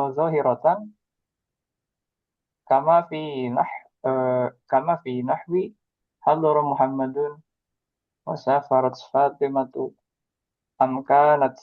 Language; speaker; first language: Arabic; non-native, learner; Indonesian